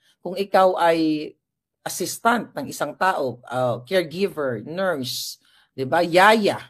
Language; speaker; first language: Filipino; non-native, local second language; Hiligaynon